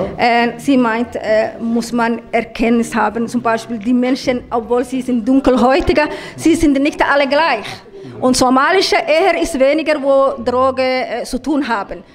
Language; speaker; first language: German; non-native, learner; Somali